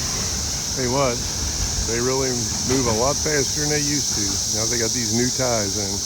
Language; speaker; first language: English; native; English